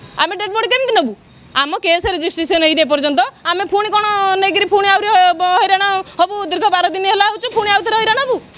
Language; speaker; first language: Odia; native; Odia